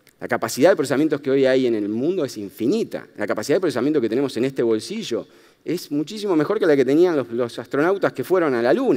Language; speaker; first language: Spanish; native; Spanish